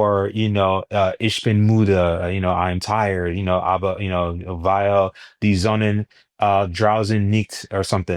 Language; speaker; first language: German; non-native, learner; English